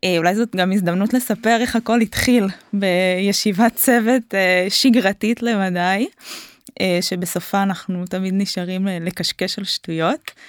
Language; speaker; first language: Hebrew; native; Hebrew